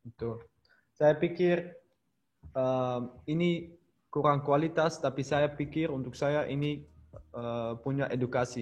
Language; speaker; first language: Indonesian; non-native, learner; Dutch